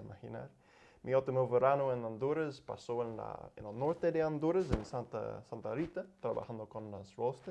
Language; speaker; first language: Spanish; non-native, learner; English